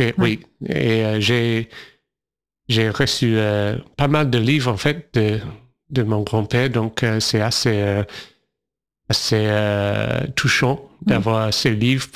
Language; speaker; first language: French; non-native, fluent; English